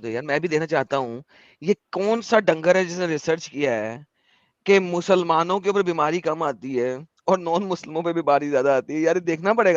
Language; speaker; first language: Hindi; native; Hindi